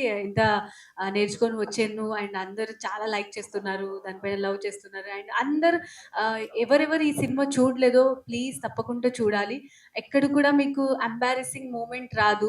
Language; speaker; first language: Telugu; non-native, local second language; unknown